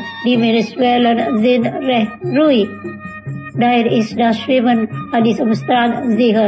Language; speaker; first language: German; non-native, learner; Indonesian